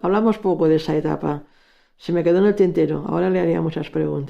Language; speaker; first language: Spanish; native; Spanish